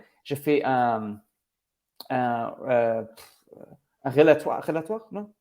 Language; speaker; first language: French; non-native, learner; Portuguese